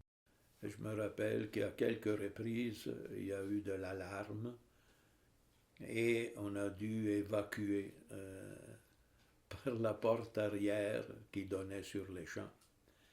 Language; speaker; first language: French; non-native, fluent; Italian